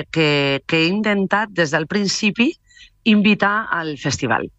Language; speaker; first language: Catalan; non-native, local second language; Spanish